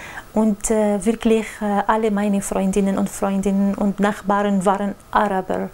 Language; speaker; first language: German; non-native, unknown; Arabic